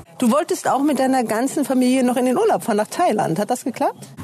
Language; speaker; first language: German; native; German